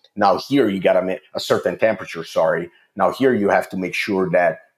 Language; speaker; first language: English; non-native, fluent; Italian